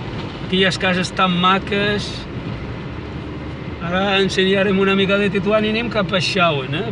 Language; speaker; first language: Catalan; non-native, learner; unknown